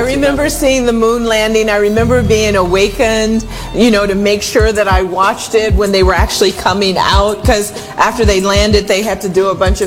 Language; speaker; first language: English; native; English